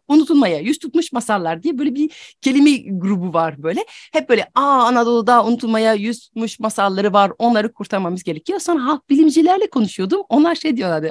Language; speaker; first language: Turkish; non-native, fluent; French